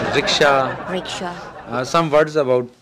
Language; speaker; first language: English; non-native, learner; Punjabi